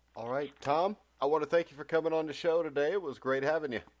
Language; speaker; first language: English; native; English